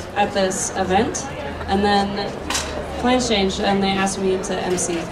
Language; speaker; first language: English; native; English